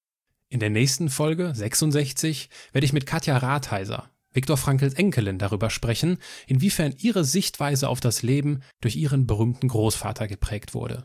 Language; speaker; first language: German; native; German